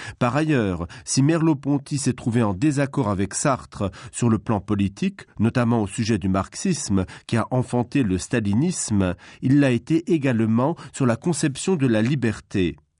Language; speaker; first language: French; non-native, local second language; Luxembourgish